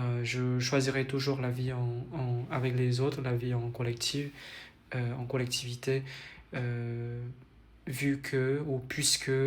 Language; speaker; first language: French; non-native, fluent; Vietnamese